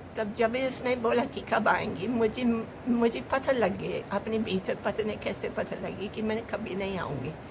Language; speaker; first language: Hindi; non-native, fluent; English